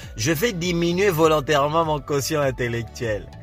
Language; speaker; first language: French; non-native, fluent; Lingala